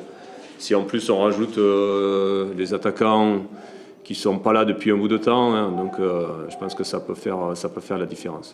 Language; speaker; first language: French; native; French